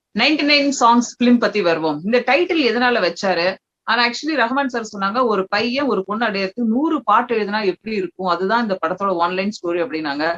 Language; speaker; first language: Tamil; native; Tamil